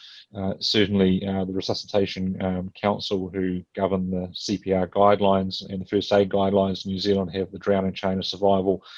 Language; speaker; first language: English; native; English